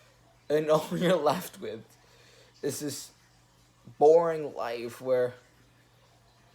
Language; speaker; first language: English; native; English